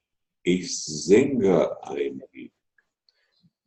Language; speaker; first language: German; non-native, fluent; Telugu